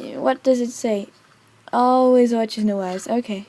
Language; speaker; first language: English; non-native, fluent; Estonian